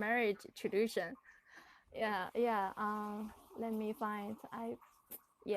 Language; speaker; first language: English; non-native, learner; Chinese